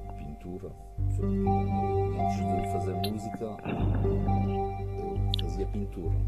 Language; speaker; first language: Portuguese; early bilingual, heritage; French